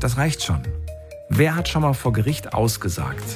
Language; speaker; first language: German; native; German